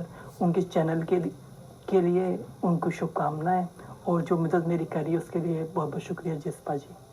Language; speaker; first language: Hindi; native; Hindi